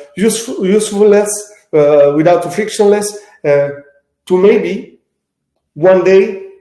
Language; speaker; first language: English; non-native, fluent; Italian